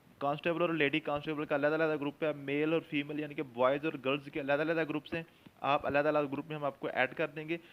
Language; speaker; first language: Urdu; non-native, local second language; Punjabi